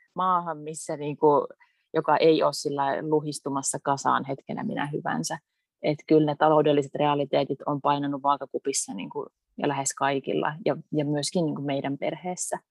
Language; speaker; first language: Finnish; early bilingual, heritage; Finnish